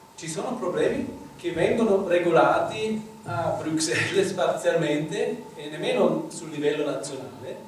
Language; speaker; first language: Italian; non-native, fluent; German